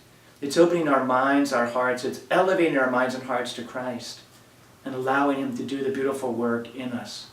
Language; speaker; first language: English; native; English